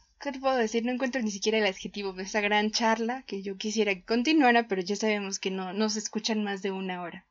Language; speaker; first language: Spanish; native; Spanish